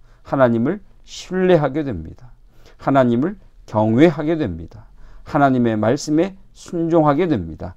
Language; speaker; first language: Korean; native; Korean